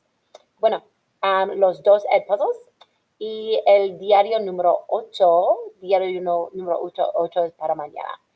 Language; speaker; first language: Spanish; non-native, fluent; English